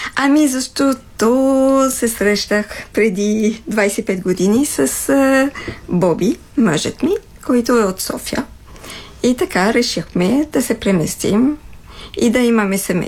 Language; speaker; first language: Bulgarian; non-native, fluent; French